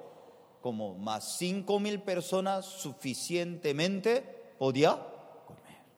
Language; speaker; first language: Spanish; non-native, fluent; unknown